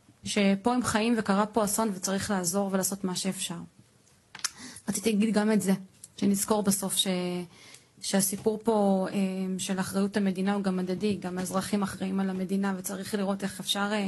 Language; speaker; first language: Hebrew; native; Hebrew